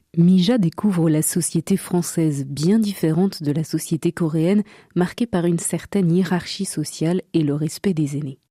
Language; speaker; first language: French; native; French